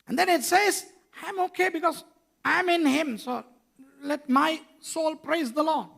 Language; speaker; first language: English; non-native, local second language; Sinhala